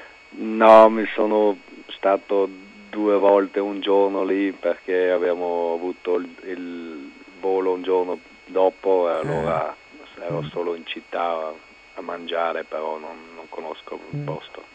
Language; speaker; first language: Italian; non-native, local second language; German